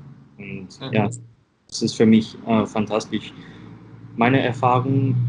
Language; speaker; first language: German; non-native, learner; English